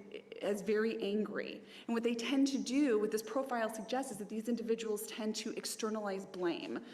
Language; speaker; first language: English; native; English